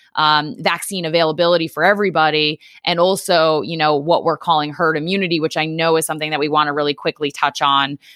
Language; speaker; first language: English; native; English